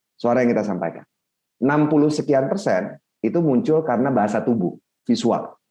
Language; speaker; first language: Indonesian; native; Indonesian